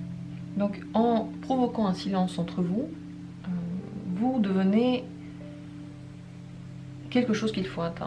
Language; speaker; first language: French; native; French